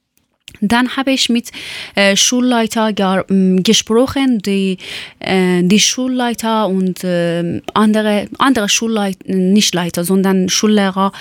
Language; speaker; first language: German; non-native, learner; Persian